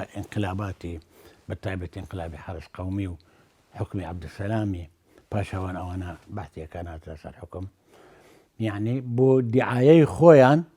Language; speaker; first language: Central Kurdish; non-native, local second language; Azerbaijani